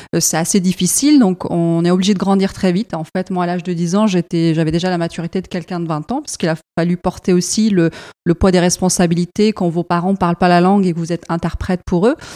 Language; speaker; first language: French; non-native, fluent; Arabic